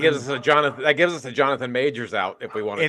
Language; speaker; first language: English; native; English